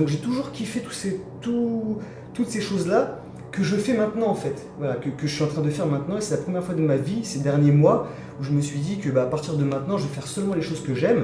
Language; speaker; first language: French; native; French